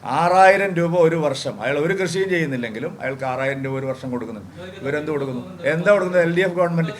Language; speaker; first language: Malayalam; native; Malayalam